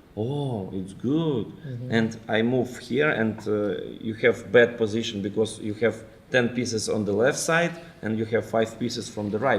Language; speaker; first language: English; non-native, fluent; Ukrainian